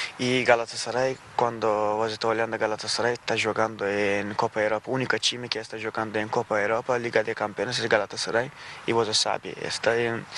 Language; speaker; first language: Portuguese; non-native, fluent; Turkish